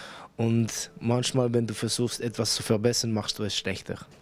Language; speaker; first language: German; non-native, fluent; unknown